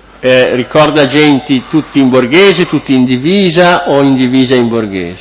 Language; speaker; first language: Italian; native; Italian